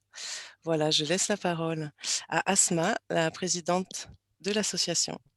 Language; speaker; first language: French; native; French